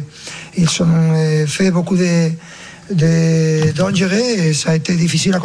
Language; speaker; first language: French; non-native, fluent; Spanish